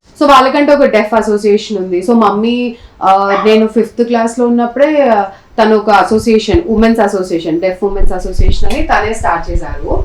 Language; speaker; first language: Telugu; non-native, local second language; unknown